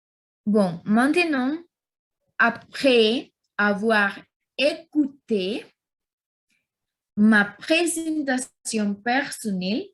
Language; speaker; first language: French; non-native, learner; Spanish